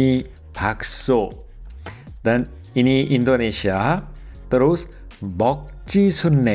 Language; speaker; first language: Indonesian; non-native, fluent; Korean